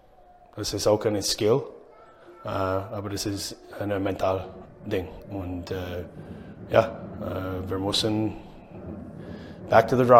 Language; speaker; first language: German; non-native, learner; English